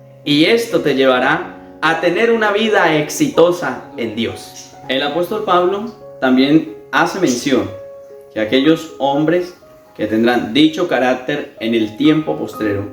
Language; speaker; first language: Spanish; native; Spanish